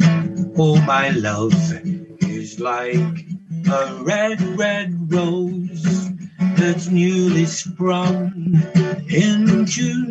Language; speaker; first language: English; native; English